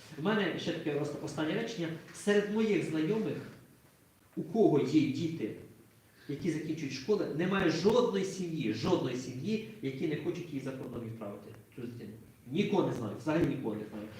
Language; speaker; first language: Ukrainian; native; Ukrainian